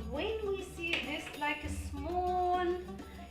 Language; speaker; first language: English; non-native, learner; Arabic